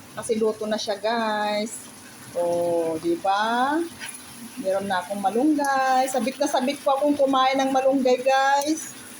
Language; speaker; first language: Filipino; native; Filipino